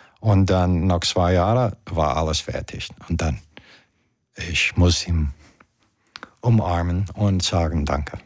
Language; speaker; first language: German; non-native, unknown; English